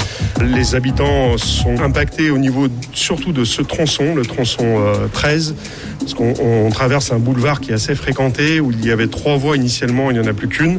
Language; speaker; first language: French; native; French